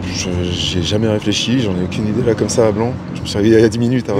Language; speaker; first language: French; native; French